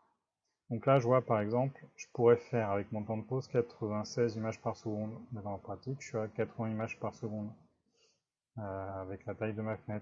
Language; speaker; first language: French; native; French